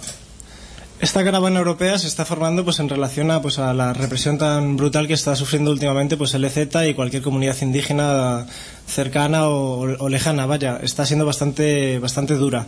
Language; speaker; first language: Spanish; native; Spanish